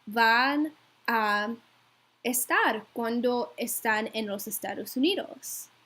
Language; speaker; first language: Spanish; non-native, learner; English